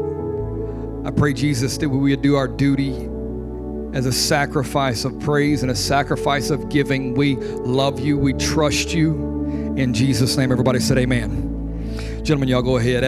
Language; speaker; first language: English; native; English